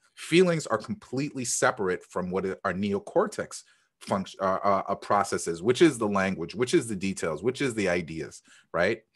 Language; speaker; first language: English; native; English